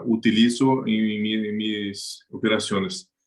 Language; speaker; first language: Spanish; non-native, learner; Portuguese